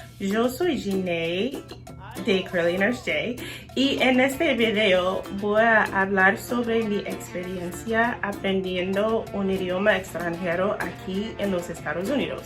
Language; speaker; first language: Spanish; non-native, learner; English